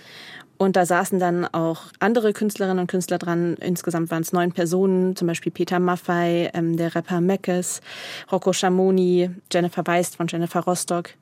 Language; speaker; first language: German; native; German